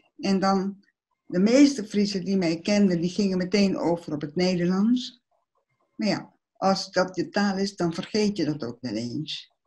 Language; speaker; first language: Dutch; early bilingual, other home language; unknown